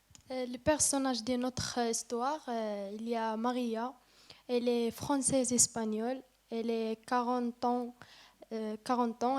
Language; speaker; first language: French; non-native, learner; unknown